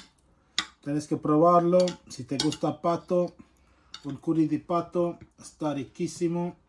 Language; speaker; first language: Spanish; non-native, fluent; Sylheti